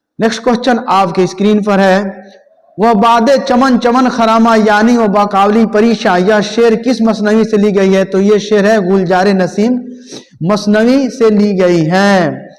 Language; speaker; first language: Hindi; native; Hindi